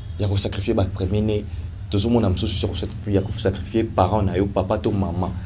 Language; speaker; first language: Lingala; native; Lingala